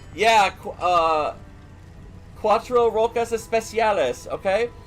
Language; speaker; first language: Spanish; non-native, learner; English